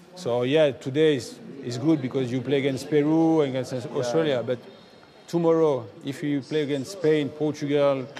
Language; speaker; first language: English; non-native, fluent; French